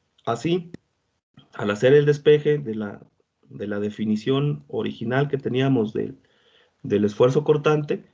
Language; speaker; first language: Spanish; native; Spanish